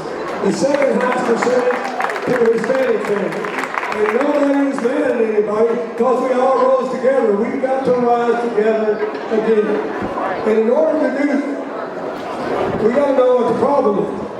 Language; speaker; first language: English; native; English